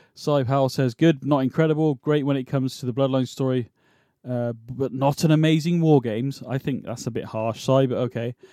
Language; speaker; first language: English; native; English